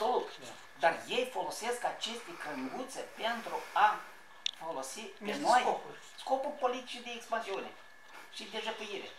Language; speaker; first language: Romanian; native; Romanian